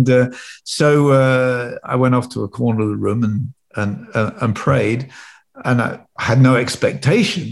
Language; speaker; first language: English; native; English